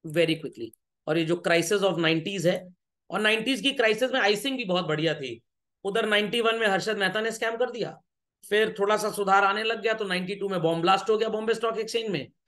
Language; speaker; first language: Hindi; native; Hindi